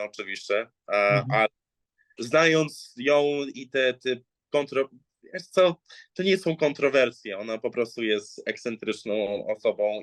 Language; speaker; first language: Polish; early bilingual, heritage; English